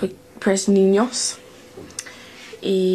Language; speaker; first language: Spanish; non-native, learner; English